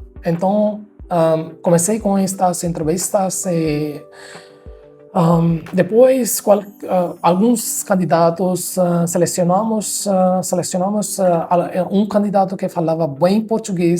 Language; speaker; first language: Portuguese; non-native, fluent; Haryanvi